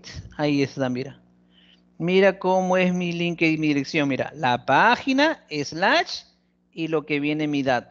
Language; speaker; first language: Spanish; native; Spanish